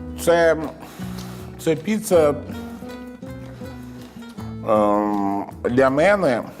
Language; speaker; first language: Ukrainian; non-native, learner; Italian